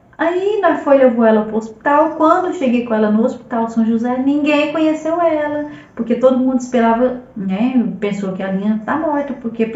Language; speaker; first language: Portuguese; native; Portuguese